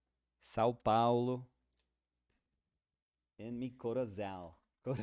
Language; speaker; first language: Portuguese; non-native, learner; Spanish